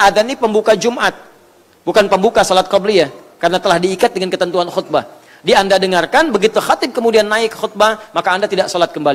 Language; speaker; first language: Indonesian; native; Indonesian